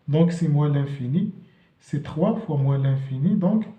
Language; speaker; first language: French; non-native, local second language; Arabic